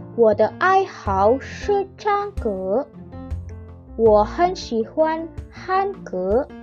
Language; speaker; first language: Chinese; non-native, learner; Indonesian